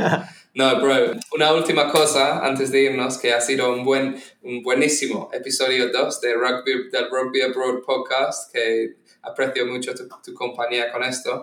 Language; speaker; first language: Spanish; non-native, fluent; English